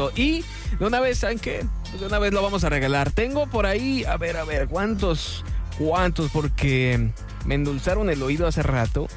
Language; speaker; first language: Spanish; native; Spanish